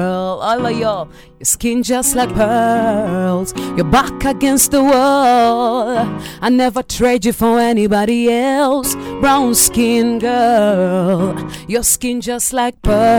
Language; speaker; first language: English; non-native, local second language; Kamba